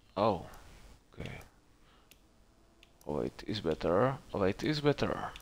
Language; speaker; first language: English; non-native, learner; Czech